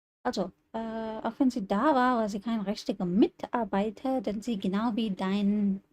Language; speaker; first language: German; non-native, learner; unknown